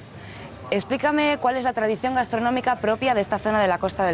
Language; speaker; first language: Spanish; native; Spanish